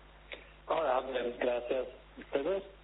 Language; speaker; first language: Spanish; non-native, learner; Polish